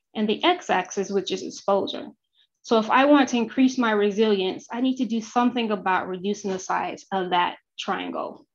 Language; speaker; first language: English; native; English